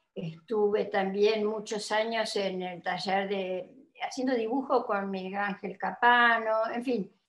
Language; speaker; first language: Spanish; native; Spanish